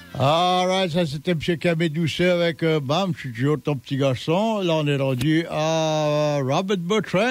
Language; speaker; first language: French; native; French